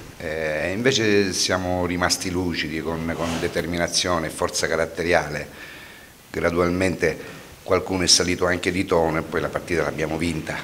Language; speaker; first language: Italian; native; Italian